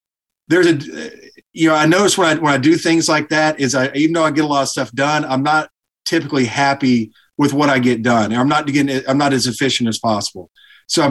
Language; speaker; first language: English; native; English